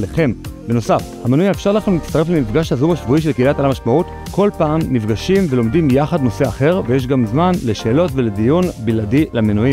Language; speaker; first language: Hebrew; native; Hebrew